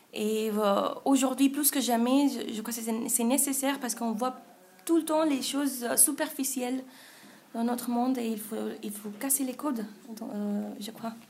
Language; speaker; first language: French; non-native, fluent; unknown